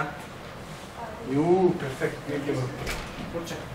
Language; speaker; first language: Swedish; non-native, learner; Russian